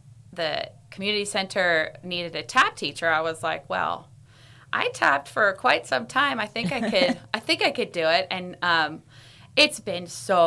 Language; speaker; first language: English; native; English